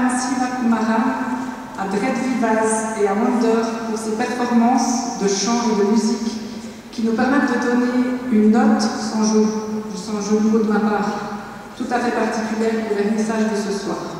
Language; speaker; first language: French; native; French